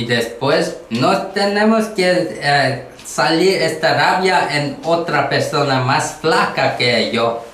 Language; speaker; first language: Spanish; non-native, learner; Korean